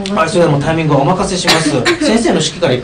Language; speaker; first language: Japanese; native; Japanese